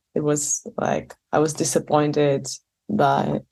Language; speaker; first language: English; non-native, fluent; Russian